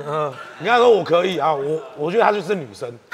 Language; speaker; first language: Chinese; native; Chinese